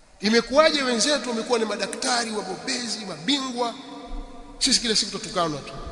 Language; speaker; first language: Swahili; native; Swahili